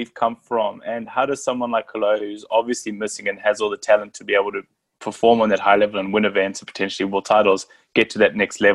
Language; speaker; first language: English; native; English